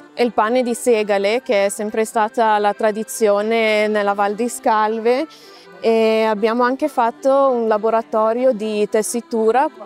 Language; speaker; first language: Italian; non-native, fluent; Lithuanian